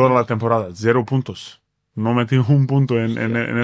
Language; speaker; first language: Spanish; non-native, fluent; Bosnian